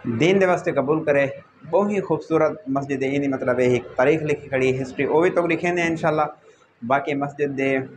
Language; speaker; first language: Urdu; non-native, local second language; Saraiki